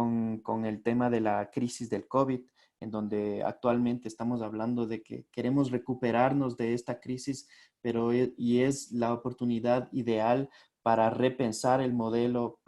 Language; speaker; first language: Spanish; native; Spanish